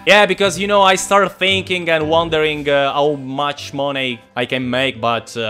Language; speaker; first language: English; non-native, fluent; Italian